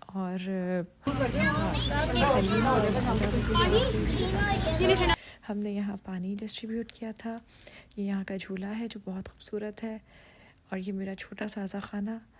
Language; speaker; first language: Urdu; native; Urdu